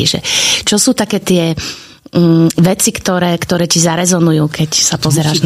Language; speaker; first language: Slovak; native; Slovak